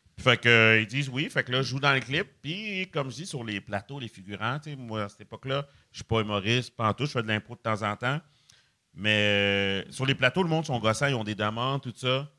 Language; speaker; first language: French; native; French